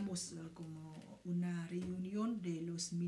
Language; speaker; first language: Spanish; non-native, fluent; Vietnamese